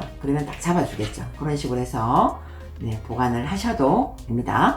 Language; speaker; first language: Korean; native; Korean